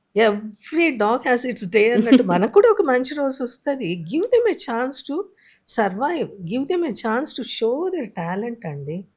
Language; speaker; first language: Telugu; native; Telugu